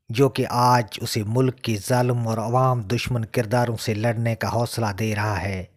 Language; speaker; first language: Urdu; non-native, local second language; Sindhi